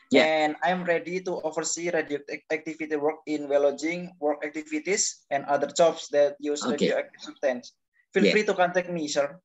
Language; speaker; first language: English; non-native, learner; Indonesian